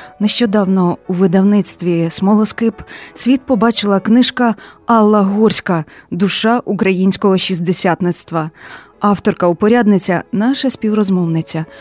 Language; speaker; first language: Ukrainian; native; Ukrainian